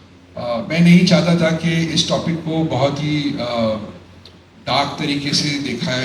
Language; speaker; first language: Hindi; native; Hindi